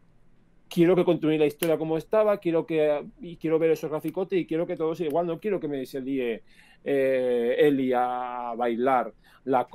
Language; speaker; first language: Spanish; native; Spanish